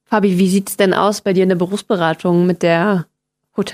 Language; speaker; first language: German; native; German